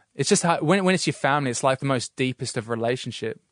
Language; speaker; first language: English; native; English